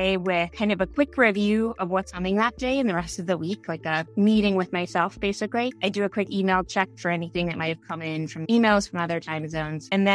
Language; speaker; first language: English; native; English